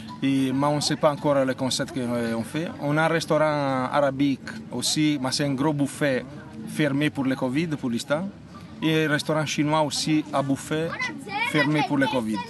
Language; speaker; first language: French; non-native, fluent; Italian